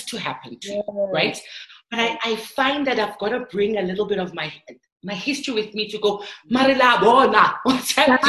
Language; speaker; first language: English; non-native, local second language; Zulu